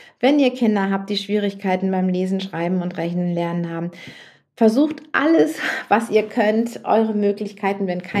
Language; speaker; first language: German; native; German